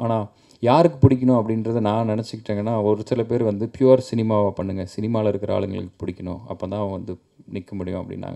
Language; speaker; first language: Tamil; native; Tamil